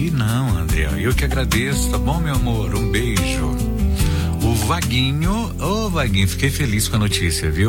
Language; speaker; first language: Portuguese; native; Portuguese